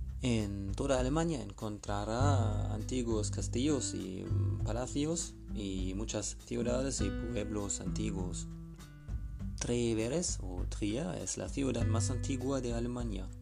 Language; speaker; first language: Spanish; non-native, learner; German